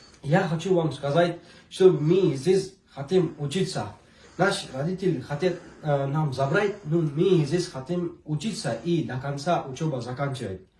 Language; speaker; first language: Russian; non-native, learner; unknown